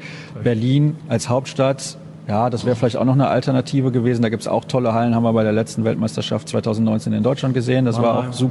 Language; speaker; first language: German; native; German